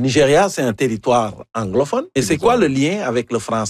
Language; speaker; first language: French; native; French